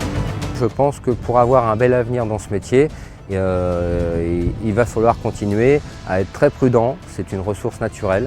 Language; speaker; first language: French; native; French